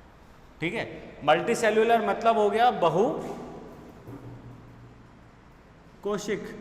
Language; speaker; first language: Hindi; native; Hindi